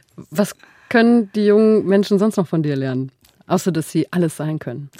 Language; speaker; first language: German; native; German